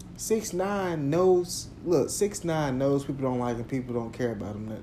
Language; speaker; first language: English; native; English